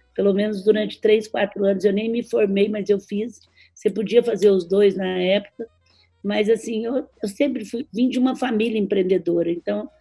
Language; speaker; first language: Portuguese; native; Portuguese